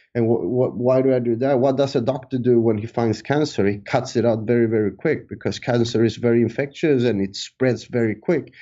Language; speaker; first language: English; early bilingual, other home language; Spanish